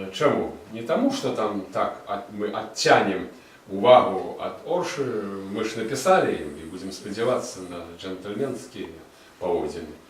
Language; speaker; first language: Belarusian; native; Belarusian